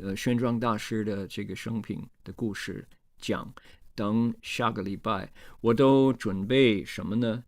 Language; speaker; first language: Chinese; non-native, fluent; English